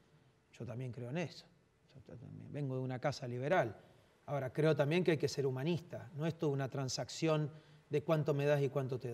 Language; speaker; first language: Spanish; native; Spanish